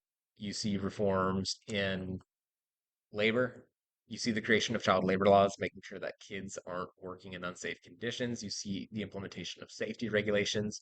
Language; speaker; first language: English; native; English